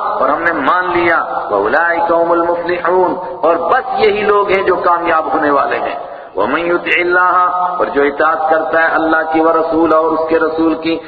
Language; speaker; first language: Urdu; non-native, local second language; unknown